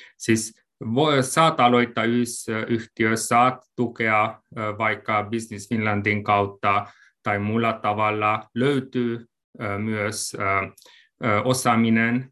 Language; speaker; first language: Finnish; non-native, fluent; Hungarian